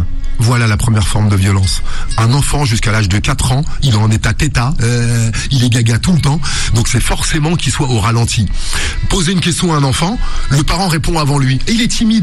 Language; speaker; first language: French; native; French